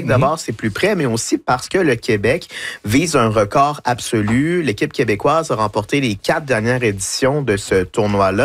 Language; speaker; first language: French; native; French